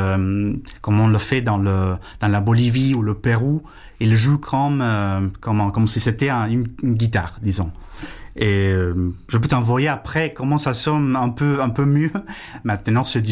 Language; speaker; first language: French; non-native, fluent; Spanish